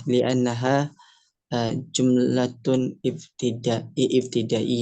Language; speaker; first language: Arabic; non-native, learner; Indonesian